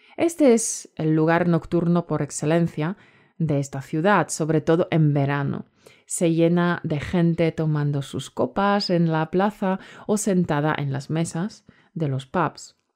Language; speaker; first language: Spanish; native; Spanish